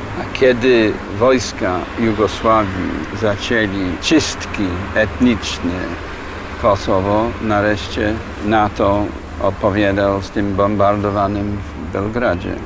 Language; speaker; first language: Polish; non-native, fluent; English